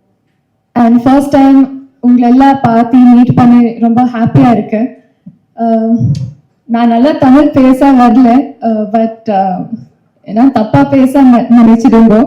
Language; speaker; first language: Tamil; non-native, learner; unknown